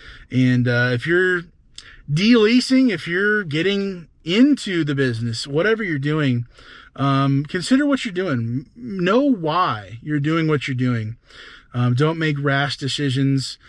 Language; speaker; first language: English; native; English